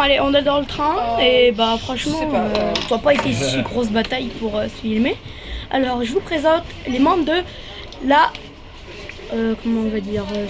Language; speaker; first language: French; native; French